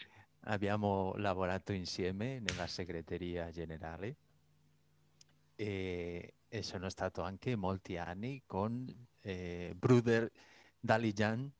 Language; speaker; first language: Italian; non-native, fluent; Spanish